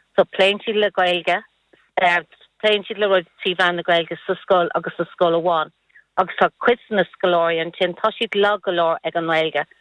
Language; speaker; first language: Irish; non-native, local second language; English